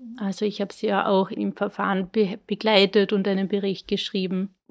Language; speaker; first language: German; native; German